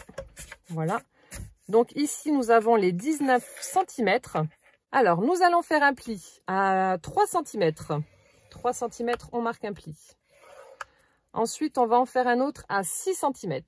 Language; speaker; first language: French; native; French